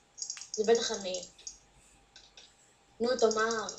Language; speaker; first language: Hebrew; native; Hebrew